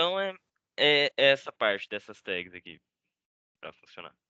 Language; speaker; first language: Portuguese; native; Portuguese